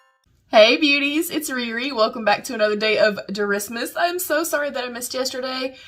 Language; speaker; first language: English; native; English